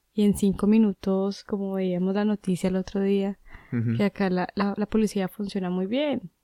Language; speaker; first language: Spanish; native; Spanish